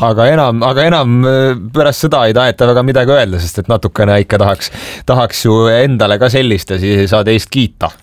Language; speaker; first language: Estonian; native; Estonian